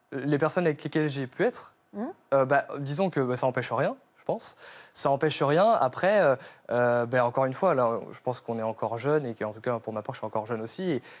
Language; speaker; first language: French; native; French